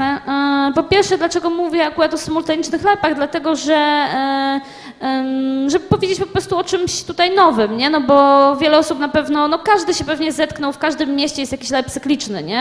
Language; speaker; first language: Polish; native; Polish